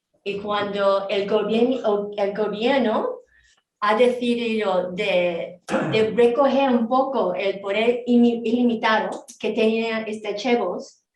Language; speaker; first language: Spanish; non-native, fluent; Korean